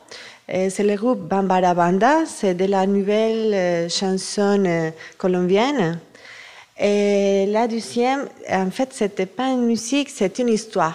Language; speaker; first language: French; non-native, fluent; Spanish